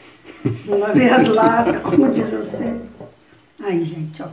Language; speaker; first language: Portuguese; native; Portuguese